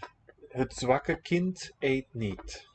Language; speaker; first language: Dutch; non-native, learner; English